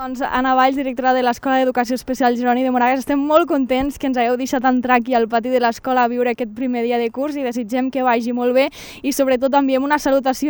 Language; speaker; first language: Catalan; native; Catalan